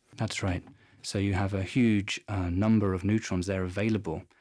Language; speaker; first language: English; native; English